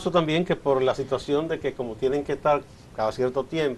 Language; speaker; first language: Spanish; native; Spanish